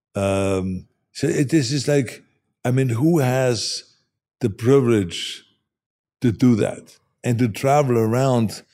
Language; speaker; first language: English; non-native, fluent; German